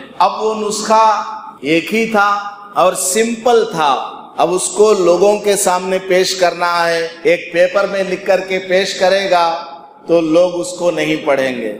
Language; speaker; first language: Urdu; native; Urdu